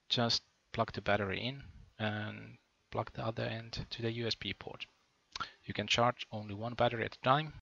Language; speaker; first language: English; non-native, fluent; Finnish